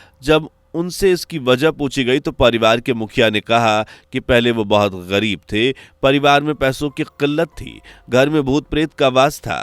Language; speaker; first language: Hindi; native; Hindi